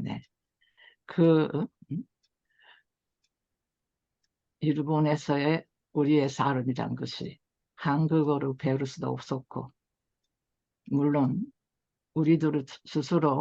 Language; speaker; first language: Korean; early bilingual, heritage; Korean